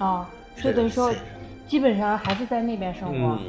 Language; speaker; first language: Chinese; native; Chinese